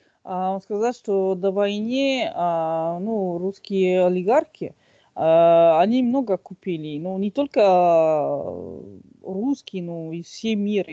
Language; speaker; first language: Russian; non-native, fluent; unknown